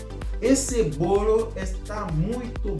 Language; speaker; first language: Portuguese; non-native, learner; Haitian Creole